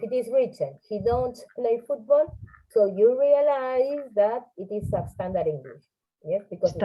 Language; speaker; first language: English; non-native, fluent; Spanish